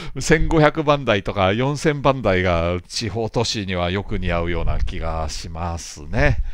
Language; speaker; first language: Japanese; native; Japanese